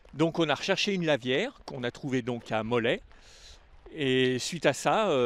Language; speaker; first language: French; native; French